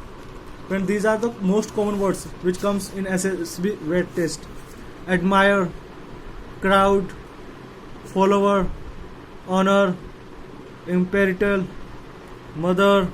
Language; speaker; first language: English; non-native, local second language; Hindi